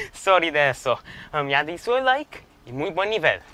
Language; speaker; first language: Spanish; non-native, learner; English